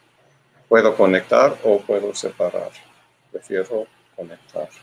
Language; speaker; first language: Spanish; non-native, learner; English